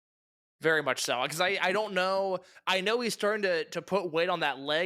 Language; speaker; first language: English; native; English